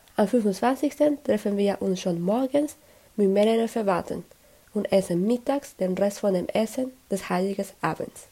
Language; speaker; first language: German; non-native, fluent; Spanish